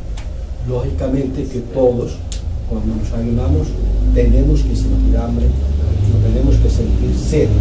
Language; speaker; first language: Spanish; non-native, fluent; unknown